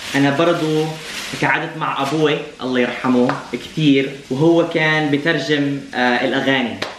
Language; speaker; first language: Arabic; non-native, fluent; English